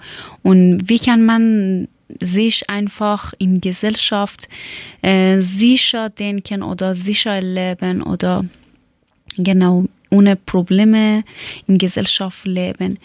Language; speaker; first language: German; non-native, learner; Persian